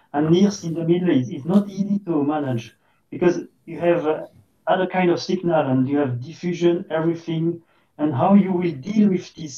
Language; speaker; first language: English; non-native, fluent; French